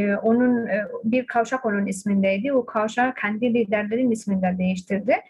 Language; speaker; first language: Turkish; non-native, fluent; Persian